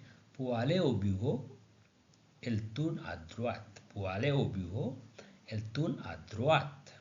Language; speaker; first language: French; non-native, learner; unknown